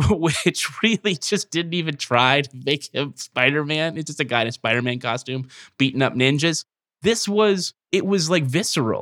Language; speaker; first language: English; native; English